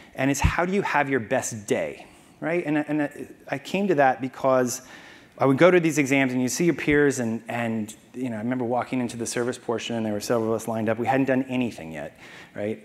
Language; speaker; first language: English; native; English